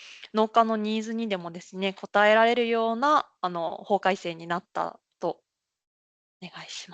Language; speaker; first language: Japanese; native; Japanese